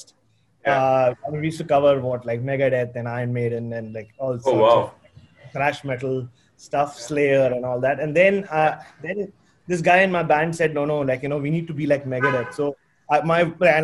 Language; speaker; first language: English; non-native, local second language; Tamil